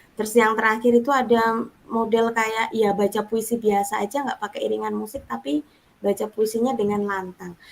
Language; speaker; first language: Indonesian; native; Indonesian